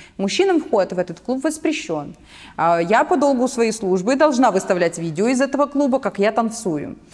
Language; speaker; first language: Russian; native; Russian